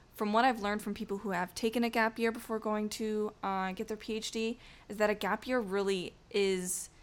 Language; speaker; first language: English; native; English